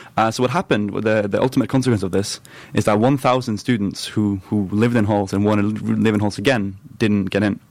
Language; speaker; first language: English; non-native, fluent; Norwegian